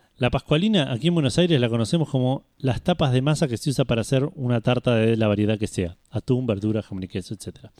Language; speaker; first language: Spanish; native; Spanish